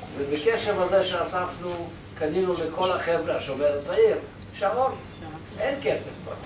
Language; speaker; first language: Hebrew; non-native, fluent; Polish